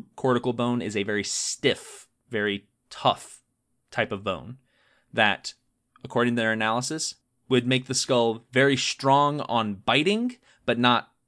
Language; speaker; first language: English; native; English